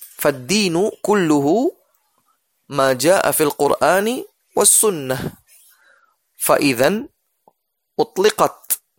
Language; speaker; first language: Arabic; non-native, fluent; Indonesian